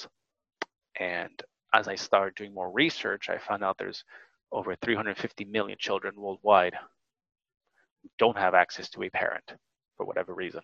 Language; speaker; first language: English; native; English